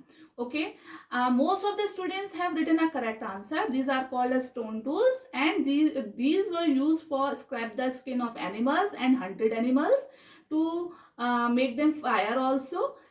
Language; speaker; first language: English; non-native, local second language; Hindi